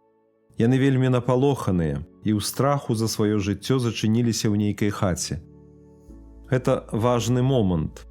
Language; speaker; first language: Belarusian; native; Belarusian